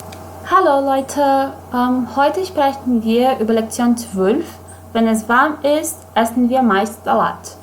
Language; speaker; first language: German; non-native, fluent; Portuguese